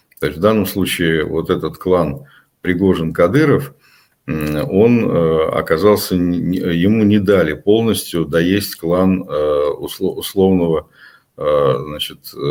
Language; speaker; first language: Russian; native; Russian